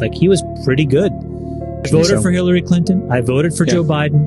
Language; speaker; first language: English; native; English